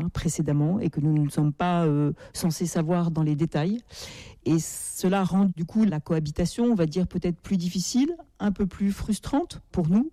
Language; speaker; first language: French; native; French